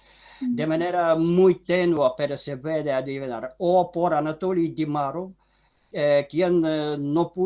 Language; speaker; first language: Spanish; non-native, fluent; Ukrainian